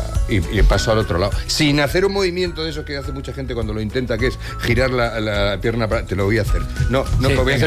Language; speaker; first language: Spanish; native; Spanish